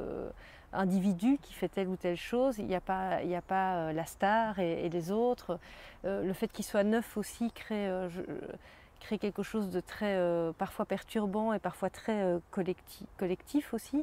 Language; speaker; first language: French; native; French